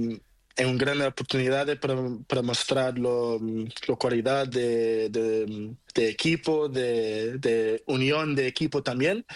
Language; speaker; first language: Spanish; non-native, learner; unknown